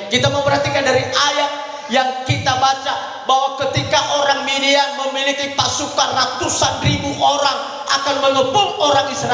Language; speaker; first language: Indonesian; native; Indonesian